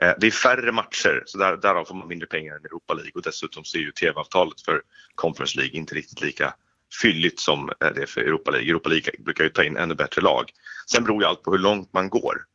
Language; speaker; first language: Swedish; native; Swedish